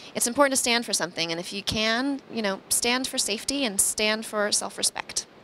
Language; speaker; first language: English; native; English